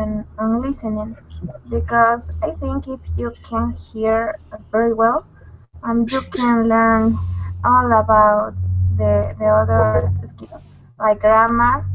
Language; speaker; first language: English; non-native, learner; Spanish